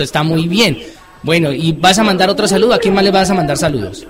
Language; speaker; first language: Spanish; native; Spanish